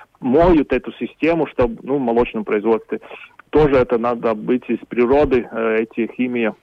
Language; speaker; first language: Russian; non-native, local second language; Latvian